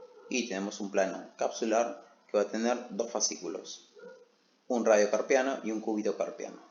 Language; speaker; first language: Spanish; native; Spanish